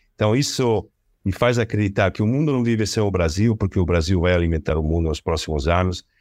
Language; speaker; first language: Portuguese; non-native, fluent; Italian